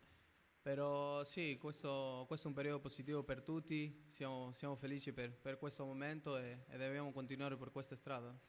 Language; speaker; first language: Italian; non-native, fluent; Spanish